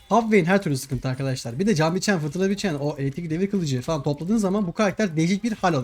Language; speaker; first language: Turkish; native; Turkish